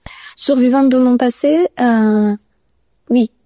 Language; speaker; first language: French; non-native, learner; Persian